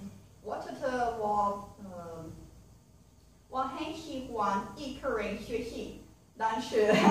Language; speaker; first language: Chinese; non-native, learner; Portuguese